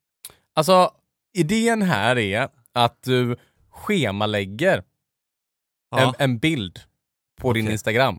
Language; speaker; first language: Swedish; native; Swedish